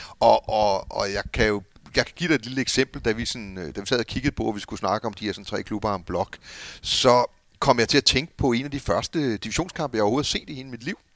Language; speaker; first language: Danish; native; Danish